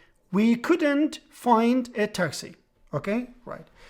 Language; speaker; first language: English; non-native, fluent; Turkish